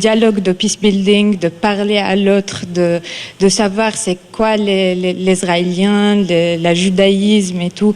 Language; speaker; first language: French; non-native, fluent; Arabic